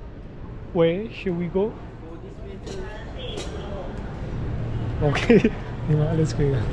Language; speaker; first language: English; non-native, learner; Burmese